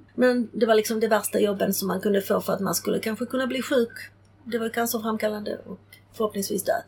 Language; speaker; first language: Swedish; early bilingual, other home language; Czech